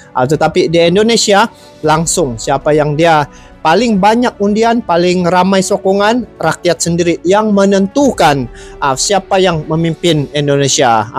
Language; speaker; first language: Malay; native; Malay